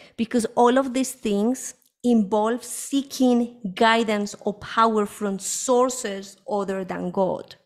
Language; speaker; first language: English; early bilingual, other home language; Spanish